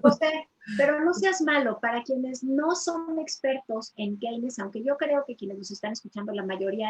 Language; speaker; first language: Spanish; native; Spanish